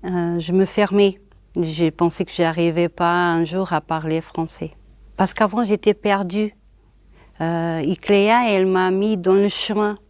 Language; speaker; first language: French; non-native, learner; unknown